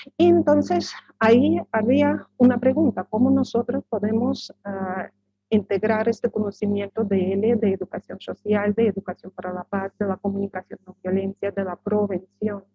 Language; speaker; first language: Spanish; non-native, fluent; Russian